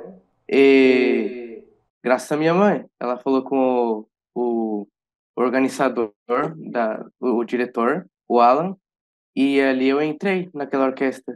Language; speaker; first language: Portuguese; early bilingual, other home language; Spanish